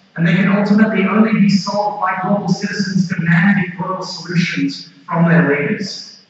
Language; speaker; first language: English; native; English